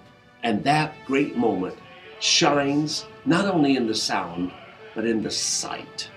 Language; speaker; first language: English; native; English